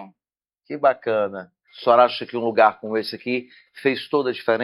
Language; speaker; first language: Portuguese; native; Portuguese